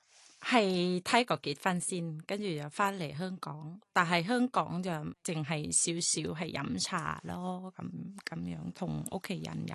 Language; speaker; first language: Cantonese; non-native, fluent; Thai